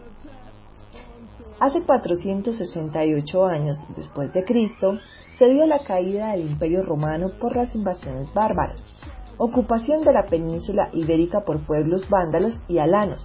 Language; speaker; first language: Spanish; native; Spanish